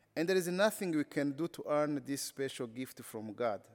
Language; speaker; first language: English; non-native, local second language; Kinyarwanda